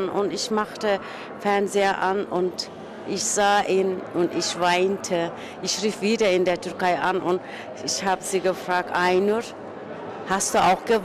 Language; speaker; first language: German; early bilingual, other home language; Turkish